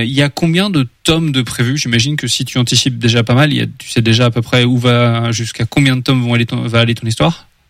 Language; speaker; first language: French; native; French